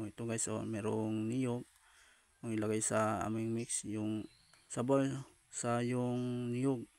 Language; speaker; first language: Filipino; non-native, local second language; Cebuano